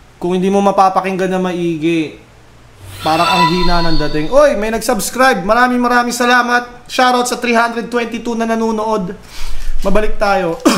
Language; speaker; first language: Filipino; native; Filipino